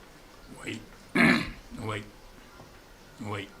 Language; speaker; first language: French; non-native, fluent; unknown